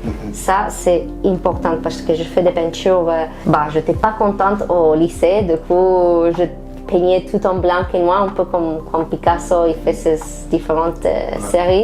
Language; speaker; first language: French; non-native, fluent; Spanish